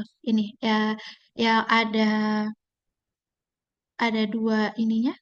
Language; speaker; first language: Indonesian; native; Indonesian